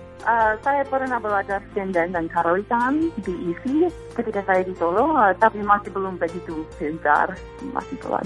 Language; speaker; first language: Indonesian; non-native, fluent; English